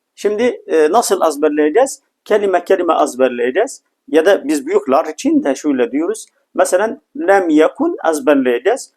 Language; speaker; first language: Turkish; non-native, fluent; Arabic